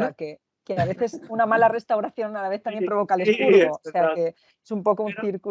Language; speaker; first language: Spanish; native; Spanish